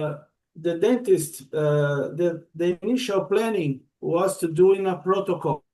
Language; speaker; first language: English; non-native, learner; Portuguese